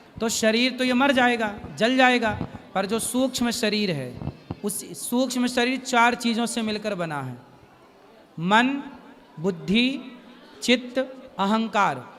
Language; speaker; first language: Hindi; native; Hindi